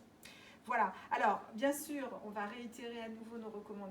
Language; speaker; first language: French; native; French